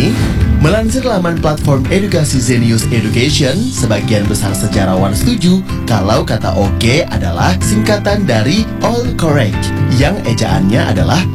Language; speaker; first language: Indonesian; native; Indonesian